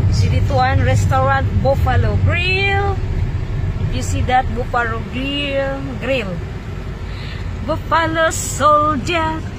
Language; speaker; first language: English; non-native, local second language; Cebuano